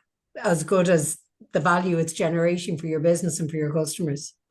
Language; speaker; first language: English; native; English